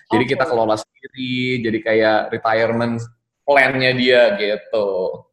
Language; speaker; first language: Indonesian; native; Indonesian